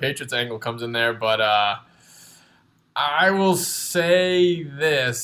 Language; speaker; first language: English; native; English